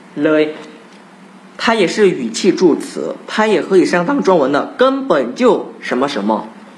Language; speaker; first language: Chinese; non-native, fluent; Thai